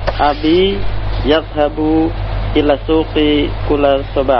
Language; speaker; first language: Arabic; non-native, learner; Indonesian